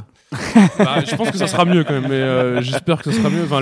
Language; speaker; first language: French; native; French